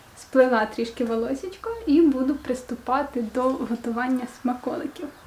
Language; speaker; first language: Ukrainian; native; Ukrainian